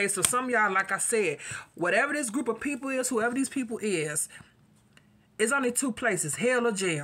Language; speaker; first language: English; native; English